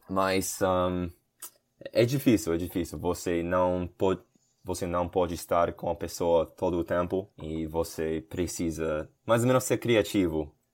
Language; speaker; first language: Portuguese; non-native, learner; English